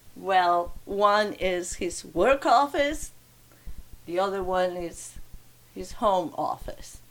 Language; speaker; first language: English; non-native, fluent; Spanish